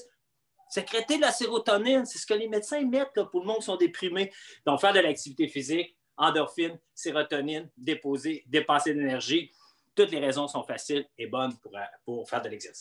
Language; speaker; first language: French; native; French